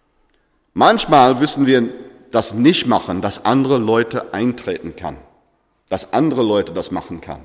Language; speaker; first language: German; non-native, fluent; English